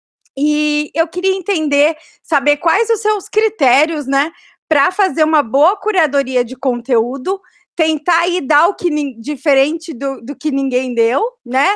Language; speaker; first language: Portuguese; native; Portuguese